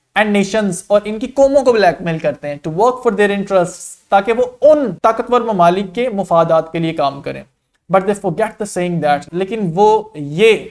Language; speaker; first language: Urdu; non-native, local second language; Punjabi